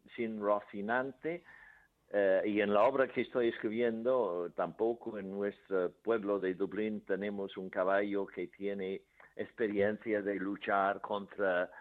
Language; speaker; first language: Spanish; non-native, fluent; English